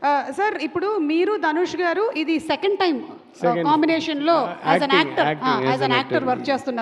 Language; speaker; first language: Telugu; native; Telugu